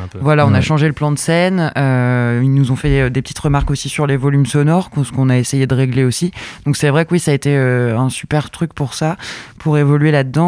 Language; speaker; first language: French; native; French